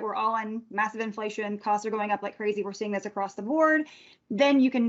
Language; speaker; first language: English; native; English